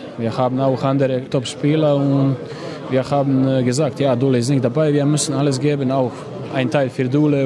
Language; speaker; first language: German; non-native, learner; Croatian